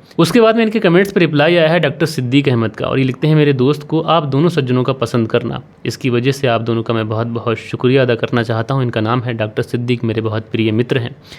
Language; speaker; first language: Hindi; native; Hindi